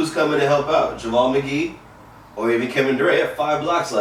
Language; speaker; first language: English; native; English